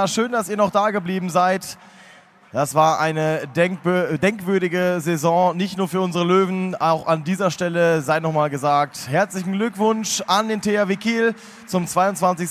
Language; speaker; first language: German; native; German